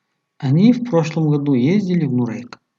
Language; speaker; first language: Russian; non-native, local second language; Tajik